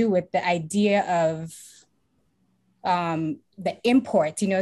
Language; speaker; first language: English; non-native, local second language; Akan